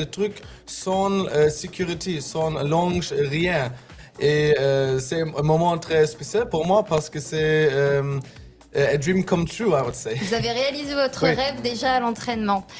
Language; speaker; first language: French; native; French